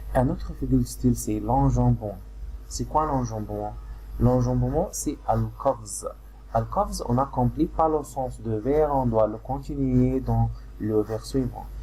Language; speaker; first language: French; non-native, fluent; Arabic